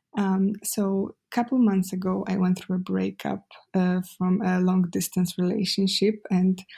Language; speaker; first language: English; non-native, fluent; Polish